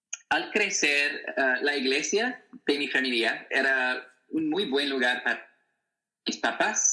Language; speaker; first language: Spanish; non-native, learner; English